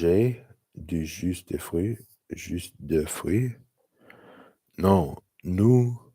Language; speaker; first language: French; non-native, learner; English